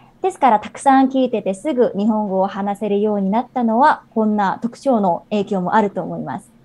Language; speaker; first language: Japanese; non-native, fluent; Korean